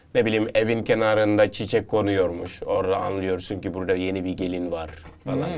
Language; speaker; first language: Turkish; native; Turkish